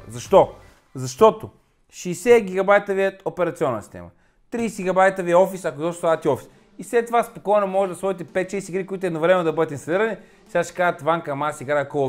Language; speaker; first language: Bulgarian; native; Bulgarian